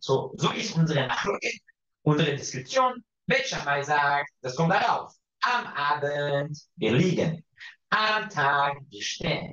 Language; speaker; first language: German; non-native, fluent; Hebrew